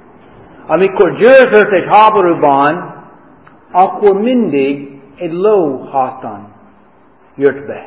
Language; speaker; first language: Hungarian; non-native, fluent; English